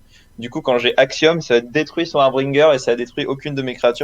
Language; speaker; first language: French; native; French